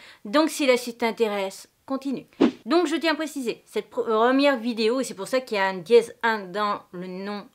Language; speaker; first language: French; native; French